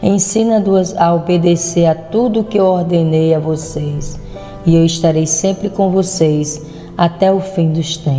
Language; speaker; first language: Portuguese; native; Portuguese